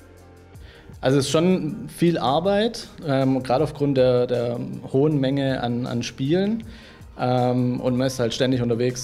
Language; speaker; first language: German; native; German